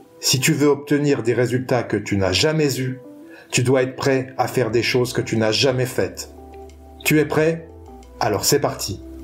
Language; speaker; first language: French; native; French